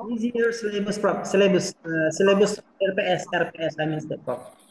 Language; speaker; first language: English; non-native, learner; Indonesian